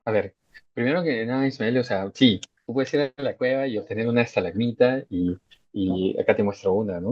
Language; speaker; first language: Spanish; native; Spanish